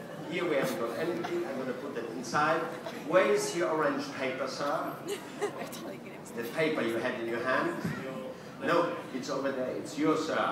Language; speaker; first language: English; non-native, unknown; German